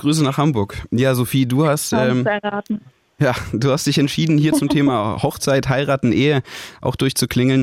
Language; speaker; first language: German; native; German